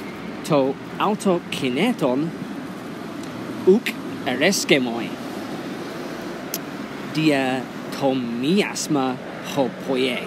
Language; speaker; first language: Greek; non-native, fluent; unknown